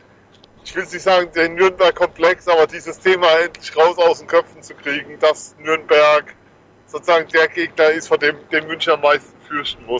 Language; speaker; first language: German; native; German